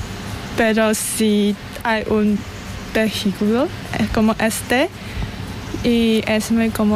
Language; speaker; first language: Spanish; non-native, learner; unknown